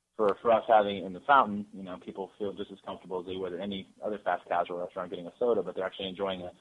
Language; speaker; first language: English; native; English